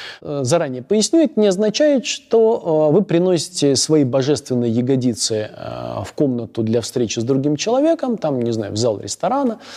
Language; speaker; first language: Russian; native; Russian